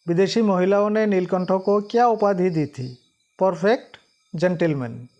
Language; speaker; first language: Hindi; non-native, local second language; Assamese